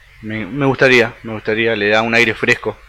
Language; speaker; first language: Spanish; native; Spanish